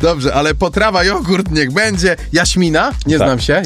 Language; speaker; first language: Polish; native; Polish